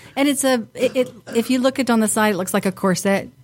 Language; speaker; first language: English; native; English